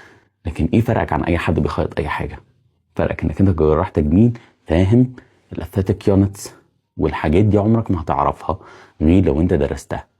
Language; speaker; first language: Arabic; native; Arabic